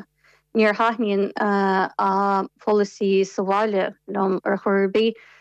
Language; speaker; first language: Irish; non-native, fluent; Ukrainian